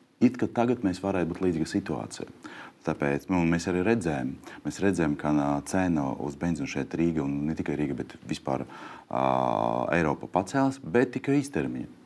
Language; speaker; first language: Latvian; non-native, local second language; Russian